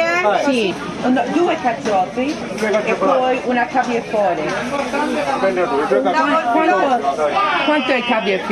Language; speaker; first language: Italian; non-native, learner; Hungarian